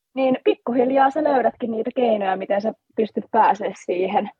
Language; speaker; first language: Finnish; native; Finnish